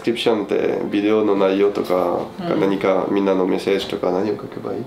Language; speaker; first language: Japanese; non-native, fluent; French